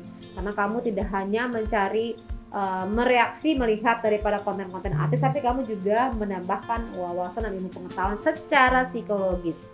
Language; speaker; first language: Indonesian; native; Indonesian